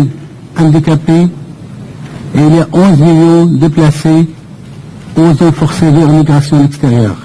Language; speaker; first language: French; non-native, fluent; Persian